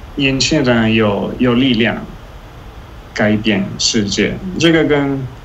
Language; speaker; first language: Chinese; non-native, fluent; Italian